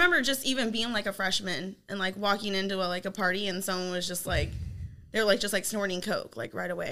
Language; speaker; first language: English; native; English